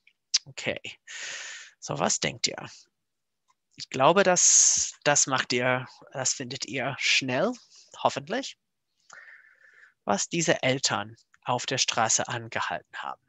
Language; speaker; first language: German; non-native, fluent; English